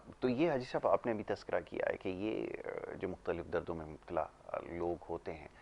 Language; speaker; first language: Urdu; native; Urdu